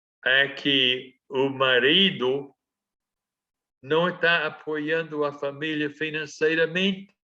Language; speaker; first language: Portuguese; non-native, fluent; English